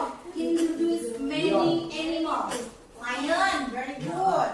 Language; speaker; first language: English; non-native, learner; Indonesian